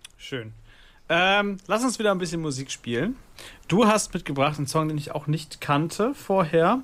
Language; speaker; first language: German; native; German